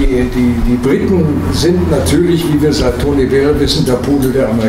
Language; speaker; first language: German; native; German